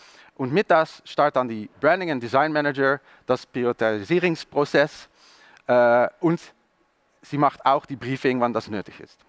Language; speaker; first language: German; non-native, learner; Dutch